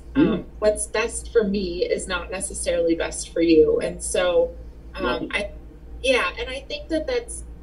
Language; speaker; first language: English; native; English